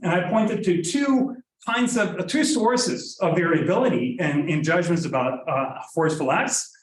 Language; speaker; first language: English; non-native, fluent; Norwegian